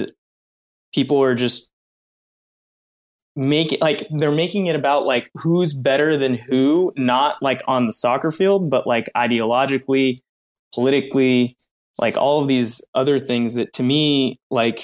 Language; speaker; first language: English; native; English